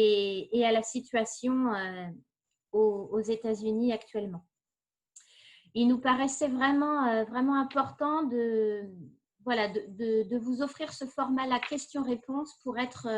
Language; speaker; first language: French; native; French